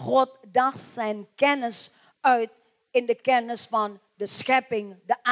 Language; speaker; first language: Dutch; non-native, learner; Indonesian